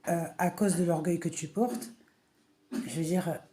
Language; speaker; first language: French; native; French